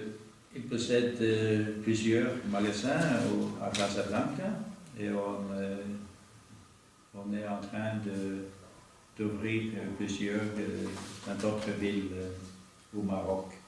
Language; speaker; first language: French; non-native, learner; Norwegian